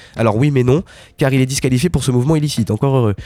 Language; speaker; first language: French; native; French